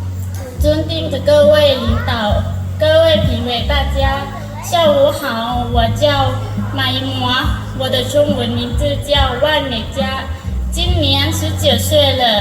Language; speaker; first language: Chinese; non-native, learner; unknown